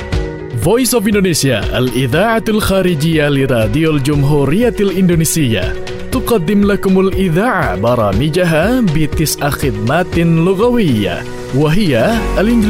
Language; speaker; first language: Arabic; non-native, fluent; Indonesian